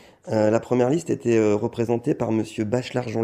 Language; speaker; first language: French; native; French